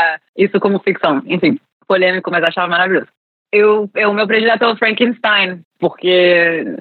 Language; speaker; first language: Portuguese; early bilingual, other home language; English